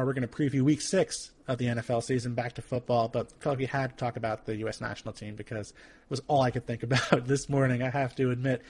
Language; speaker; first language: English; native; English